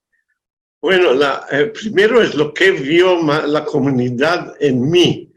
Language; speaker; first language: Spanish; non-native, fluent; Hebrew